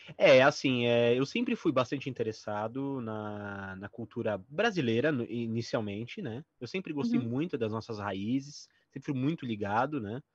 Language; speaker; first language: Portuguese; native; Portuguese